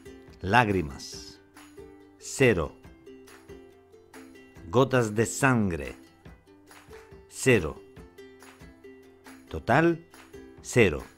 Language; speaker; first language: Spanish; non-native, fluent; Russian